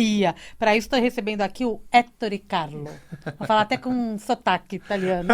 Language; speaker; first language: Portuguese; native; Portuguese